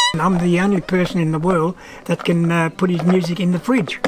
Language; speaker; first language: English; native; English